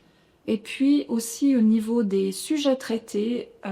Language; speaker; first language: French; native; French